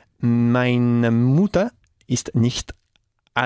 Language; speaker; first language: German; non-native, learner; Spanish